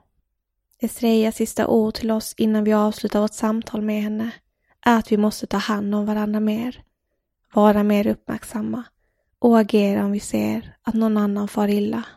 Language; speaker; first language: Swedish; native; Swedish